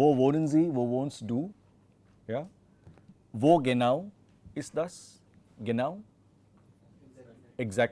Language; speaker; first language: German; non-native, fluent; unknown